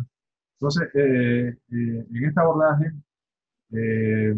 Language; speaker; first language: Spanish; native; Spanish